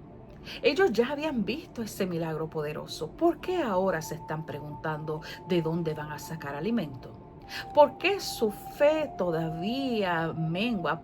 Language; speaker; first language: Spanish; native; Spanish